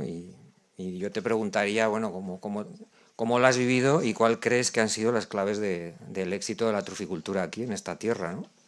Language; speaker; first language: Spanish; native; Spanish